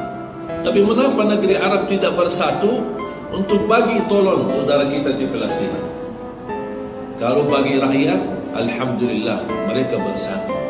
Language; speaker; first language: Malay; non-native, fluent; Arabic